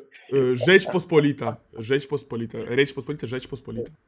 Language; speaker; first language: Polish; non-native, learner; Russian